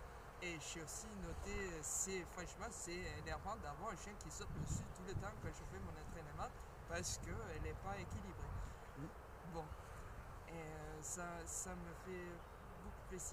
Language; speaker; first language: French; non-native, fluent; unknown